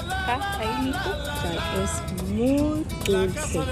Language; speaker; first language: Spanish; non-native, learner; English